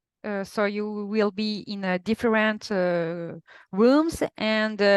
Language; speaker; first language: English; non-native, fluent; Italian